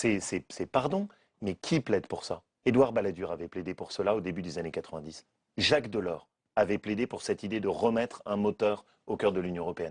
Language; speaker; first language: French; native; French